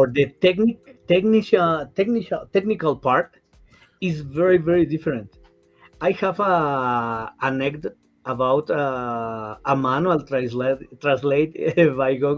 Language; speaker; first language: English; non-native, learner; Spanish